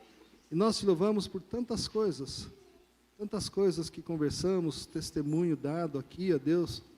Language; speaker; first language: Portuguese; native; Portuguese